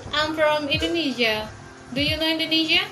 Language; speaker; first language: English; non-native, learner; Indonesian